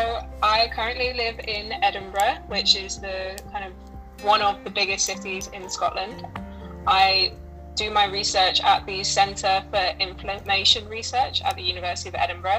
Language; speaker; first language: English; native; English